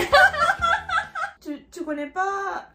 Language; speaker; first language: French; non-native, learner; Japanese